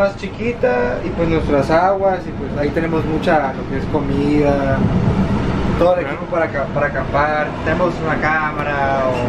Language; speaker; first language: Spanish; native; Spanish